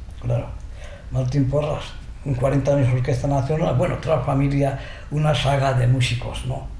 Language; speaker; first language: Spanish; non-native, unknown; Japanese